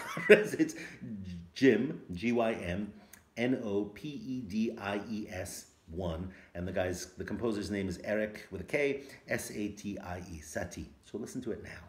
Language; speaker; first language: English; native; English